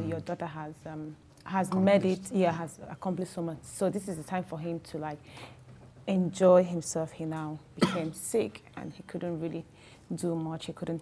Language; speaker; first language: English; non-native, local second language; Igbo